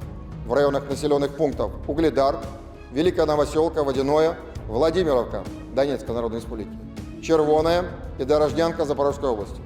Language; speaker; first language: Russian; native; Russian